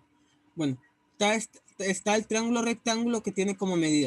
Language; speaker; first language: Spanish; native; Spanish